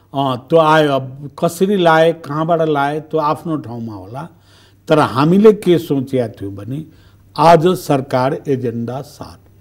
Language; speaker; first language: Nepali; non-native, local second language; Bhojpuri